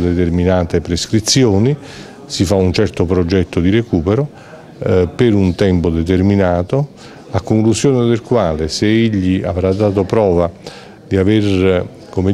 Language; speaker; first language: Italian; native; Italian